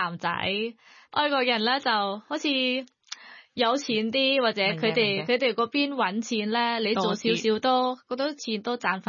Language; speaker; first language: Cantonese; non-native, learner; Thai